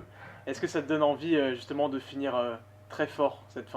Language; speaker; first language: French; native; French